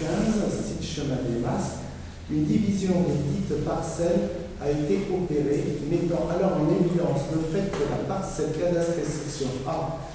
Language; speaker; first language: French; native; French